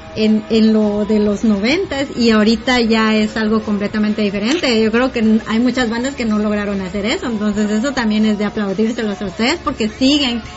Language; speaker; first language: Spanish; native; Spanish